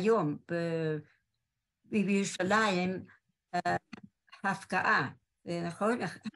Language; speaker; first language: Hebrew; non-native, learner; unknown